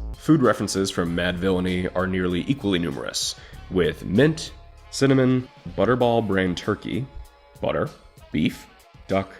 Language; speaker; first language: English; native; English